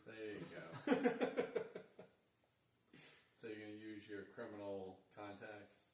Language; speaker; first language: English; native; English